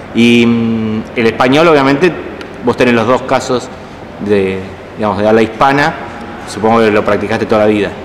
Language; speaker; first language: Spanish; native; Spanish